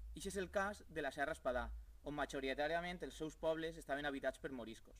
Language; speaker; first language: Catalan; native; Catalan